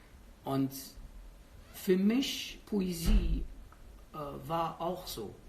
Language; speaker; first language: German; non-native, learner; Persian